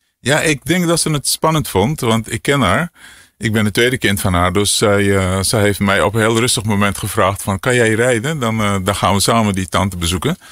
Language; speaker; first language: Dutch; native; Dutch